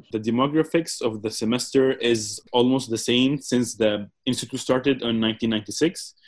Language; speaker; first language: English; non-native, fluent; Arabic